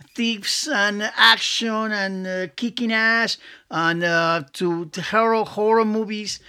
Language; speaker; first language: English; non-native, fluent; Spanish